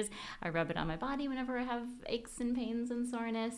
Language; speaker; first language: English; native; English